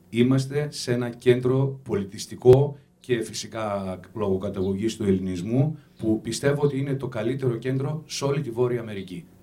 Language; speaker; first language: Greek; native; Greek